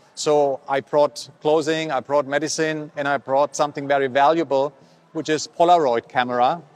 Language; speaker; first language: English; non-native, fluent; German